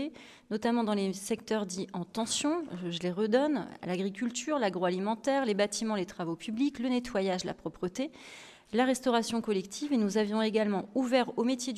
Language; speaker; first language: French; native; French